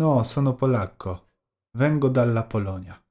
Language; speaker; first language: Italian; non-native, learner; Polish